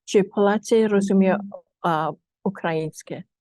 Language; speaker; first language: Polish; early bilingual, heritage; English